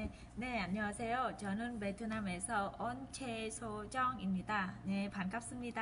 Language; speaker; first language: Korean; non-native, fluent; Vietnamese